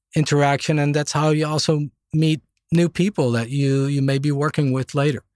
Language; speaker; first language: English; non-native, fluent; Dutch